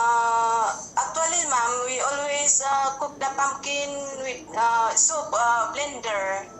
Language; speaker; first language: English; non-native, learner; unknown